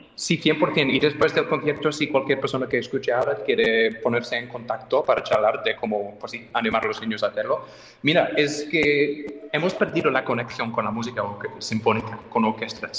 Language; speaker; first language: Spanish; non-native, fluent; English